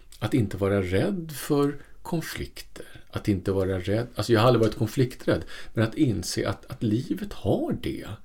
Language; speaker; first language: Swedish; native; Swedish